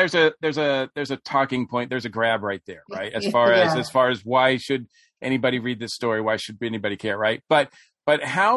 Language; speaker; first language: English; native; English